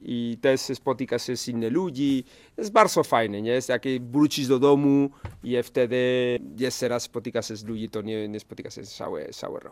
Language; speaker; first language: Polish; non-native, learner; Spanish